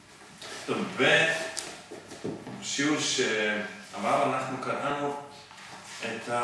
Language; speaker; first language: Hebrew; non-native, fluent; Serbian